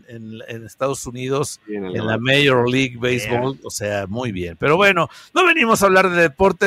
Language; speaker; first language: Spanish; native; Spanish